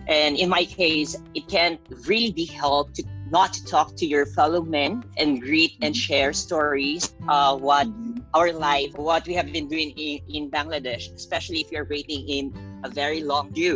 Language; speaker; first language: English; non-native, local second language; Filipino